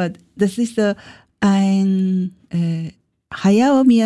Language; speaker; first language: German; non-native, learner; Japanese